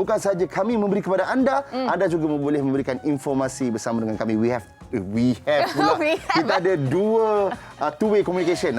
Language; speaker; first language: Malay; native; Malay